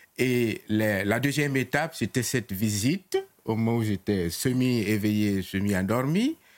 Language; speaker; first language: French; non-native, local second language; Mossi